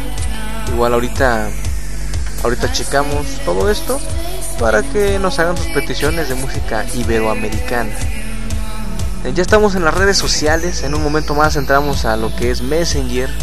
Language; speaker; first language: Spanish; native; Spanish